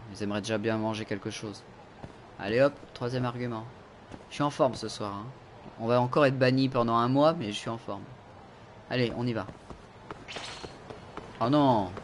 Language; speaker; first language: French; native; French